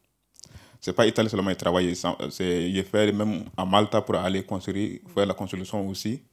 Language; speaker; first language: French; non-native, learner; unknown